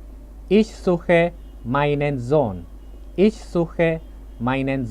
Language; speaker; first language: German; non-native, learner; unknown